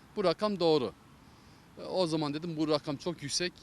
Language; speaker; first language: Turkish; native; Turkish